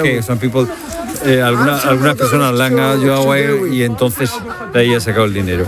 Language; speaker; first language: Spanish; native; Spanish